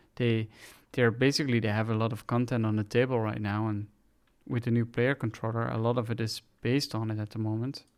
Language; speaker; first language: English; non-native, fluent; Dutch